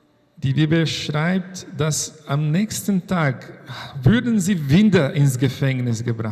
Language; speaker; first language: German; non-native, fluent; Portuguese